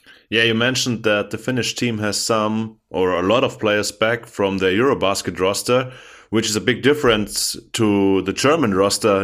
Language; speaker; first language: English; non-native, fluent; German